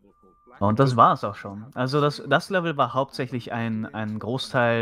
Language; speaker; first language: German; native; German